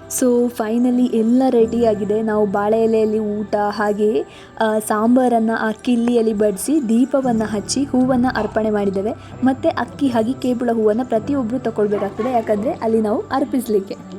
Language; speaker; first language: Kannada; non-native, local second language; Tulu